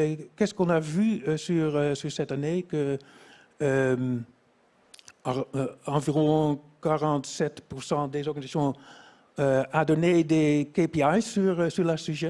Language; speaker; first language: French; non-native, fluent; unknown